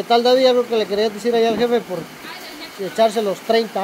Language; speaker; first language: Spanish; native; Spanish